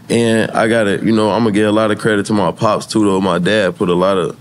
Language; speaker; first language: English; native; English